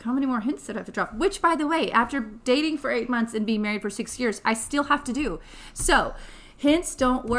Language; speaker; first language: English; native; English